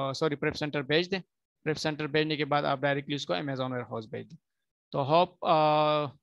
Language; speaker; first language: Urdu; non-native, local second language; Punjabi